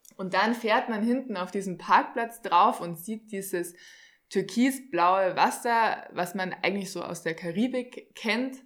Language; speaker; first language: German; native; German